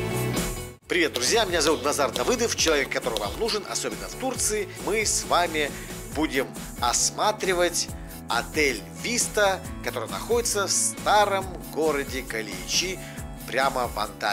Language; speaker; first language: Russian; native; Russian